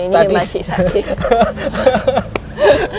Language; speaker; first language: Indonesian; non-native, learner; Chinese